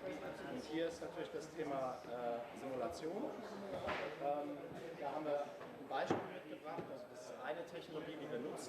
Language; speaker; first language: German; native; German